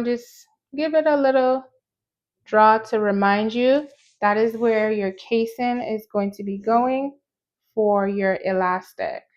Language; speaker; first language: English; native; English